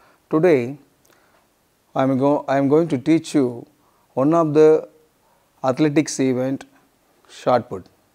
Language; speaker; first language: English; non-native, local second language; Tamil